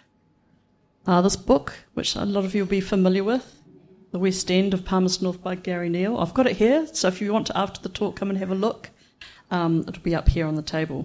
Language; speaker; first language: English; native; English